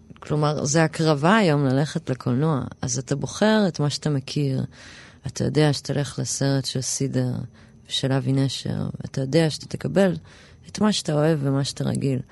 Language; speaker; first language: Hebrew; early bilingual, other home language; English